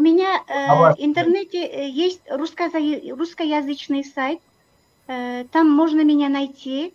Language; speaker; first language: Russian; non-native, local second language; Kyrgyz